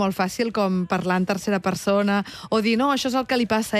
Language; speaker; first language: Catalan; native; Catalan